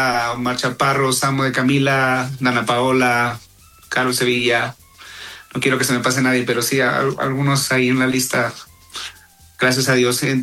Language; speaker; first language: Spanish; native; Spanish